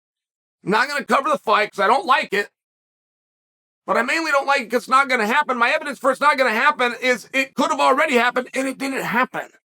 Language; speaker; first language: English; native; English